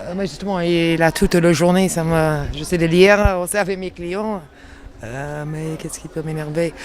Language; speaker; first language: French; non-native, fluent; English